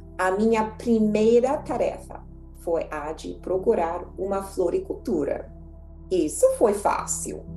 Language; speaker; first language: Portuguese; non-native, fluent; English